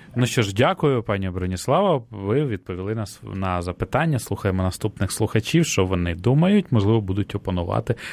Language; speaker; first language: Ukrainian; native; Ukrainian